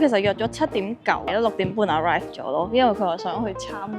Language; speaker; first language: Cantonese; native; Cantonese